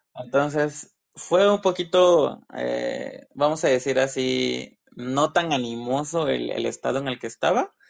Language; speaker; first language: Spanish; native; Spanish